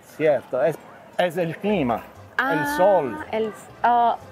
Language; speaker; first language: Spanish; early bilingual, heritage; Italian